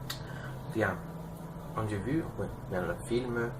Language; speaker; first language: French; non-native, learner; Spanish